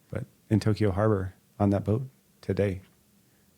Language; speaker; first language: English; native; English